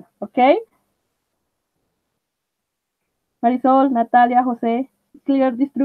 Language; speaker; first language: English; non-native, learner; Spanish